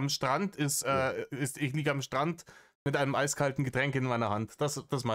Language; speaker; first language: German; native; German